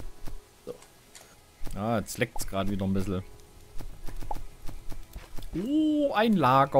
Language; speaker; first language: German; native; German